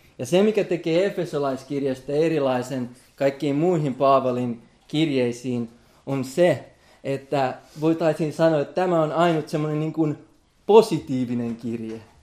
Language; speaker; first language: Finnish; non-native, local second language; Swedish